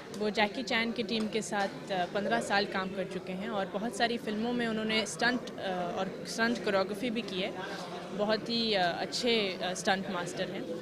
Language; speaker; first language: Hindi; early bilingual, heritage; Hindi